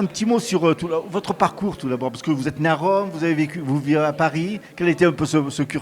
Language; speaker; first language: French; native; French